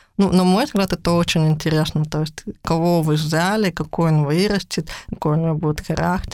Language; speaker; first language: Russian; native; Russian